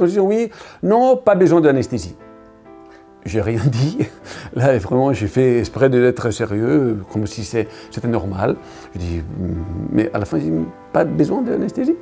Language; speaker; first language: French; non-native, learner; Italian